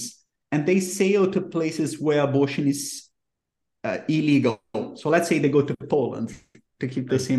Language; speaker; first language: English; non-native, fluent; Portuguese